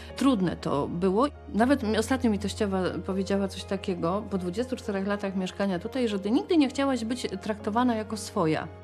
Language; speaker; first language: Polish; native; Polish